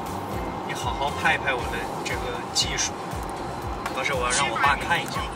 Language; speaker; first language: Chinese; native; Chinese